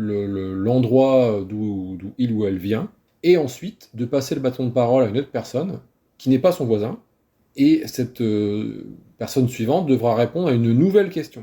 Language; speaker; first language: French; native; French